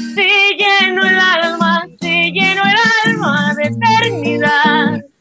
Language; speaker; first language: Spanish; native; Spanish